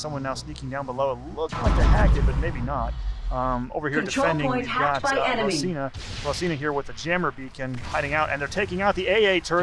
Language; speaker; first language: English; native; English